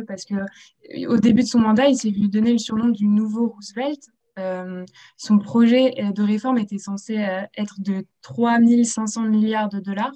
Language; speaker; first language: French; native; French